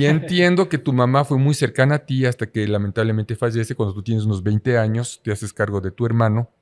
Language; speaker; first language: Spanish; native; Spanish